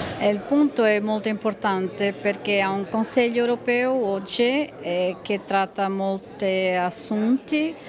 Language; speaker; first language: Italian; non-native, fluent; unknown